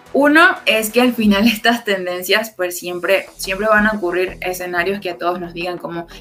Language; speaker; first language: Spanish; native; Spanish